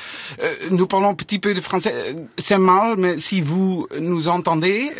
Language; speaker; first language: French; non-native, learner; Dutch